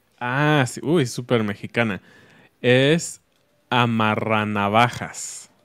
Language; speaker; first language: Spanish; native; Spanish